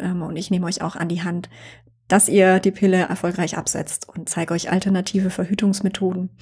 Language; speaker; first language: German; native; German